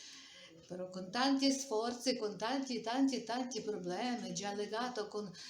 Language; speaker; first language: Italian; non-native, learner; Ukrainian